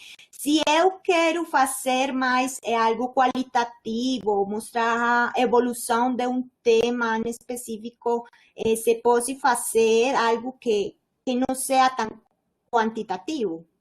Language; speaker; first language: Portuguese; non-native, learner; Spanish